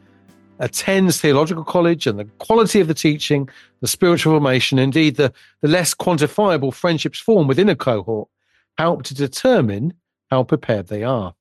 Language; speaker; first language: English; native; English